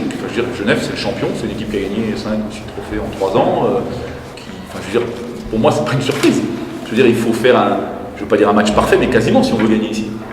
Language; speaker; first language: French; native; French